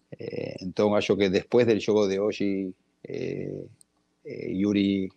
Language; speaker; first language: Portuguese; non-native, learner; Spanish